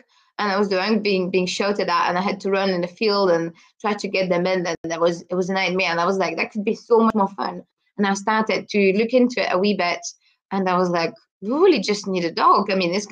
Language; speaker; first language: English; non-native, fluent; French